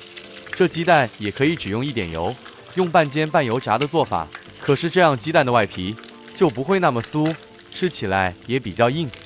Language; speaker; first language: Chinese; native; Chinese